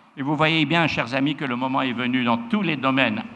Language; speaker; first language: French; native; French